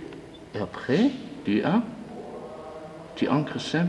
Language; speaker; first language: French; non-native, fluent; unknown